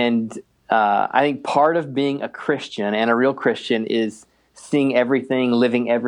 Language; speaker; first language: English; native; English